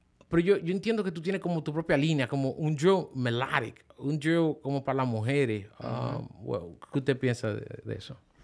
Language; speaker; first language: Spanish; early bilingual, heritage; Spanish